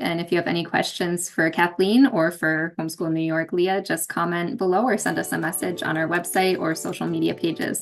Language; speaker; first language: English; native; English